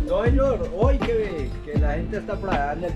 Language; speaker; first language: Spanish; native; Spanish